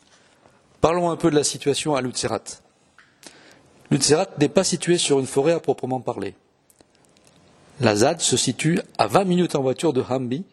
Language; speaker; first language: French; native; French